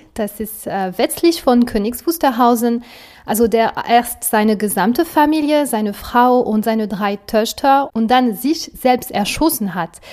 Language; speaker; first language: German; non-native, fluent; French